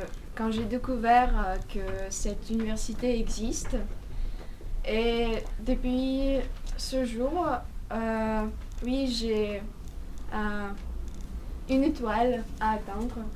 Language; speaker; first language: French; non-native, fluent; Russian